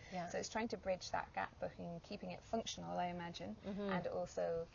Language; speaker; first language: English; native; English